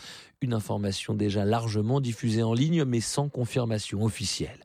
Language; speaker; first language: French; native; French